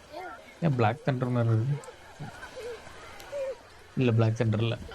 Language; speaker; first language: Tamil; native; Tamil